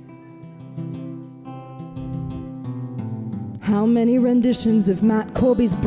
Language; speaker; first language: English; native; English